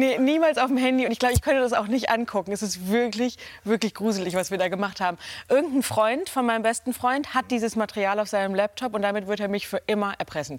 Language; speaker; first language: German; native; German